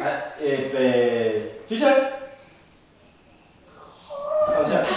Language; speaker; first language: Chinese; native; Chinese